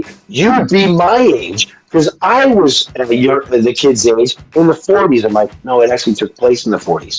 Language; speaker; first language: English; native; English